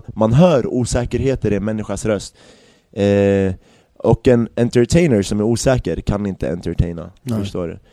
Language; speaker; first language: Swedish; native; Swedish